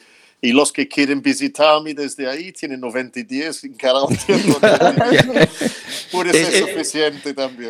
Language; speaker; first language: Spanish; non-native, fluent; English